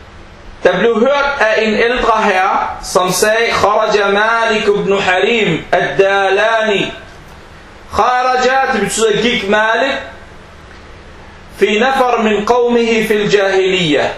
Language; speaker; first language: Danish; early bilingual, other home language; Arabic